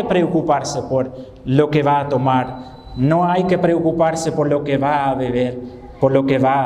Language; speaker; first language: Spanish; non-native, fluent; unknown